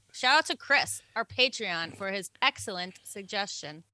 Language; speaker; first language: English; native; English